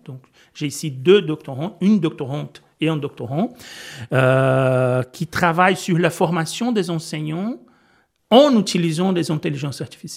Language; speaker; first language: French; non-native, fluent; Portuguese